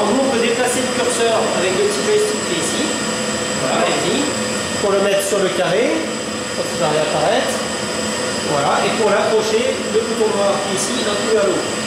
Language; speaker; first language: French; native; French